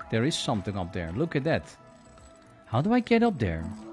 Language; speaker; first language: English; non-native, fluent; Dutch